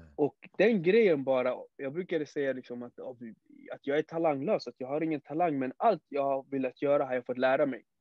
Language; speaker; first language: Swedish; early bilingual, other home language; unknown